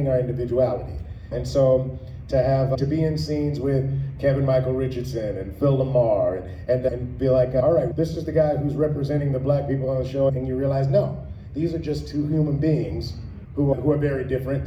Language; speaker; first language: English; native; English